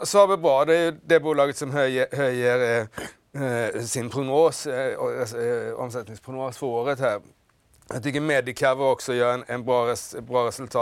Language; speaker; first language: Swedish; native; Swedish